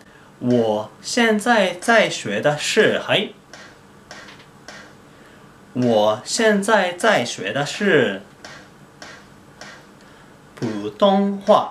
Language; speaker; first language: Chinese; non-native, fluent; Japanese